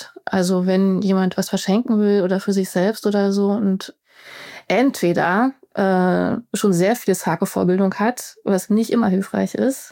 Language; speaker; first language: German; native; German